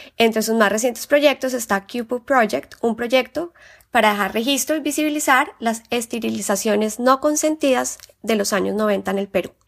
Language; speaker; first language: Spanish; native; Spanish